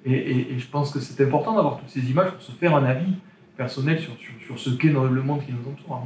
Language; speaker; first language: French; native; French